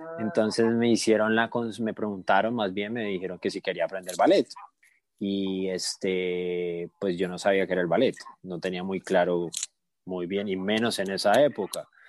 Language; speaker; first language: Spanish; native; Spanish